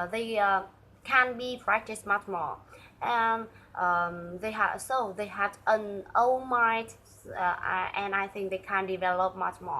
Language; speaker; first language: English; non-native, learner; Vietnamese